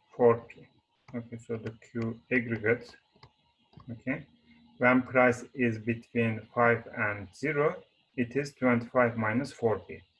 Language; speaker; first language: English; non-native, fluent; Turkish